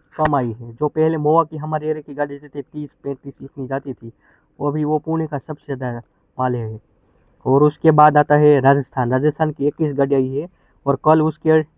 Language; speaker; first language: Hindi; non-native, local second language; Gujarati